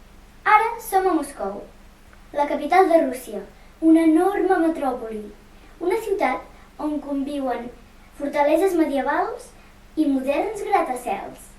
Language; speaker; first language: Catalan; early bilingual, other home language; Russian